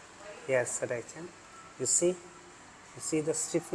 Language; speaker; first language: English; non-native, learner; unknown